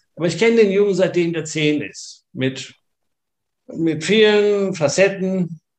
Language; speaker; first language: German; native; German